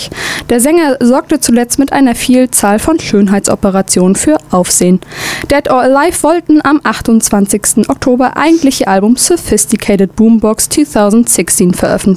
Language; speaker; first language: German; native; German